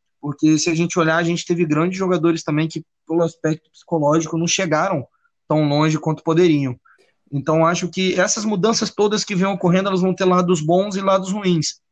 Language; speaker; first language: Portuguese; native; Portuguese